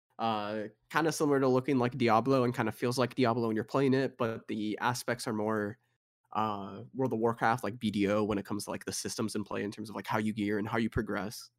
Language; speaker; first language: English; native; English